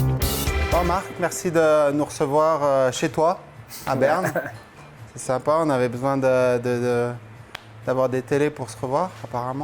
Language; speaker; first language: French; native; French